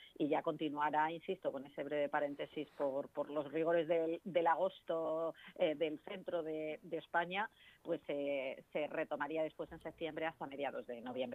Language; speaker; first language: Spanish; native; Spanish